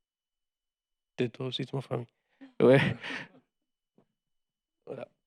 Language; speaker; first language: French; non-native, learner; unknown